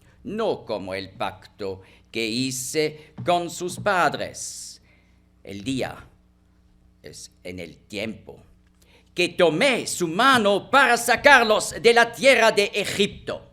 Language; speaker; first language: Spanish; non-native, fluent; German